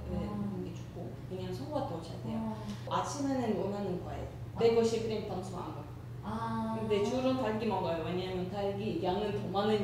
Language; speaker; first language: Korean; non-native, learner; Russian